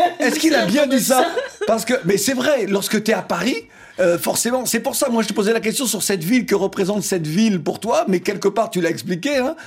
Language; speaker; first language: French; native; French